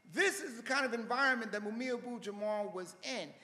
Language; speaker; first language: English; native; English